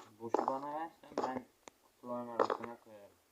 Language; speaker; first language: Turkish; native; Turkish